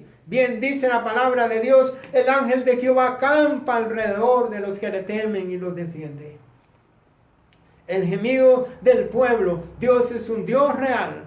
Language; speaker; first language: Spanish; native; Spanish